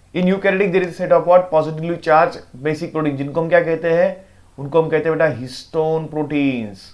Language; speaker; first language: Hindi; non-native, local second language; Marathi